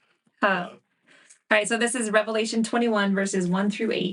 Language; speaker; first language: English; native; English